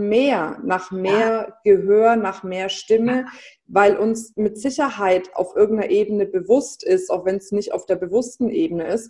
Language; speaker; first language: German; native; German